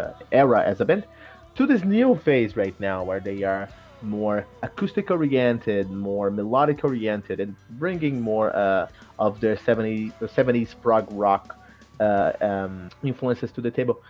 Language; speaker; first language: English; non-native, fluent; Portuguese